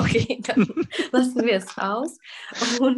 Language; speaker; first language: German; non-native, fluent; Czech